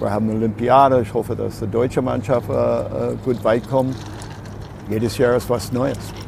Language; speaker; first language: German; non-native, learner; English